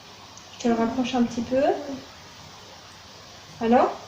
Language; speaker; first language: French; native; French